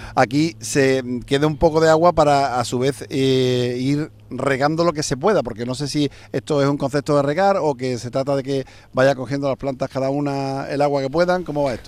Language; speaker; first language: Spanish; native; Spanish